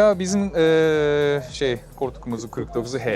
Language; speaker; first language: Turkish; non-native, fluent; Japanese